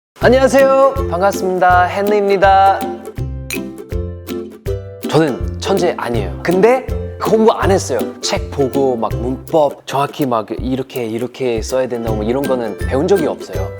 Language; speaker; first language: Korean; non-native, fluent; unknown